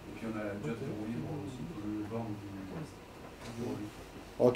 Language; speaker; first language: French; native; French